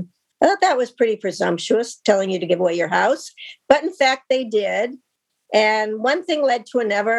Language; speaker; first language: English; native; English